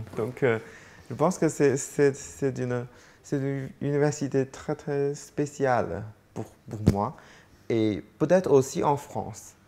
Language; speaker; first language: French; non-native, fluent; Chinese